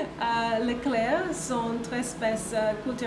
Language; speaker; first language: French; non-native, learner; English